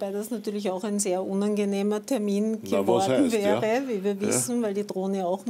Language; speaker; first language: German; native; German